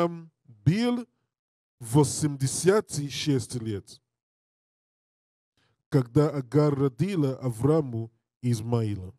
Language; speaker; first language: Russian; non-native, learner; English